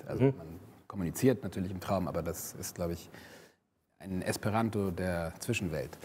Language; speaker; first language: German; native; German